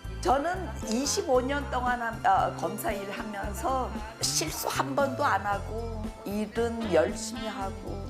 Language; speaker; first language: Korean; early bilingual, heritage; Korean